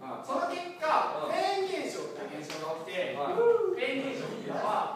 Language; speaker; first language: Japanese; native; Japanese